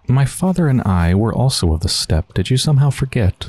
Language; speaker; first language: English; native; English